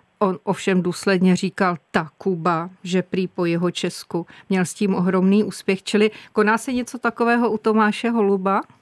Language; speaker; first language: Czech; native; Czech